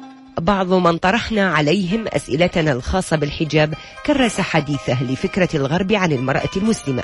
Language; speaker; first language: Arabic; native; Arabic